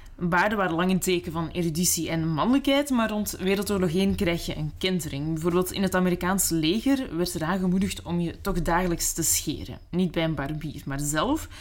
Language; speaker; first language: Dutch; native; Dutch